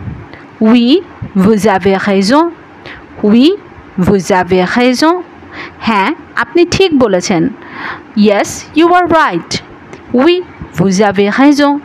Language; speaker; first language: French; non-native, learner; Bangla